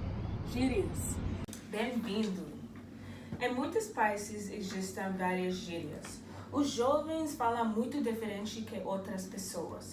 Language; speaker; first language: Portuguese; non-native, learner; English